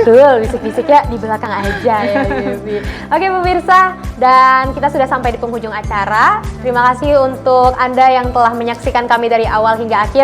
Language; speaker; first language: Indonesian; native; Indonesian